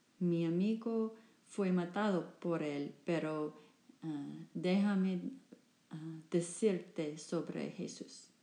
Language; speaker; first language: Spanish; non-native, learner; English